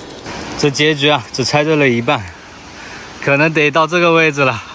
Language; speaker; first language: Chinese; native; Chinese